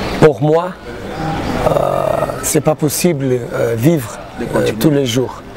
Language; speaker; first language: French; non-native, learner; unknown